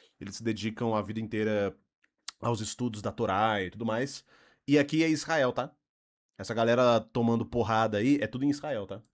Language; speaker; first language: Portuguese; native; Portuguese